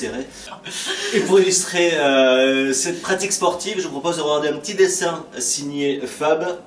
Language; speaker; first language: French; native; French